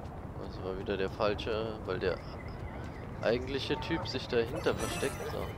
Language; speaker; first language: German; native; German